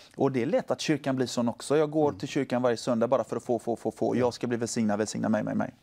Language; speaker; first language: Swedish; native; Swedish